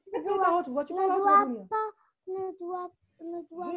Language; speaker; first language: French; non-native, learner; Arabic